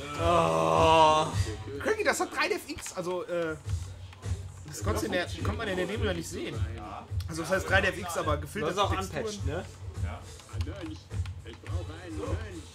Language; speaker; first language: German; native; German